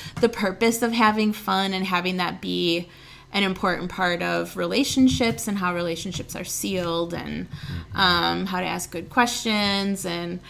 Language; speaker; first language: English; native; English